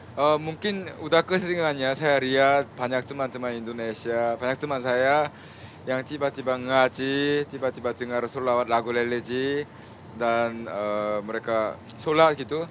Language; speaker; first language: Indonesian; non-native, fluent; Korean